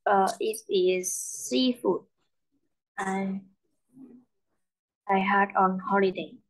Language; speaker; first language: English; non-native, learner; Vietnamese